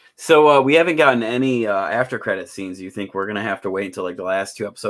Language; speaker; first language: English; native; English